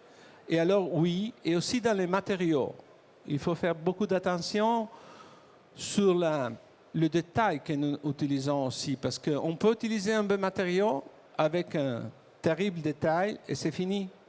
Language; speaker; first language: French; non-native, learner; Italian